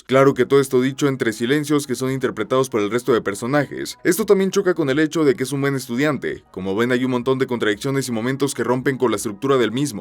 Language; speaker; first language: Spanish; native; Spanish